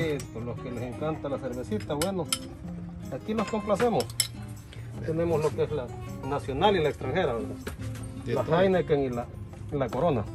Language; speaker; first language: Spanish; native; Spanish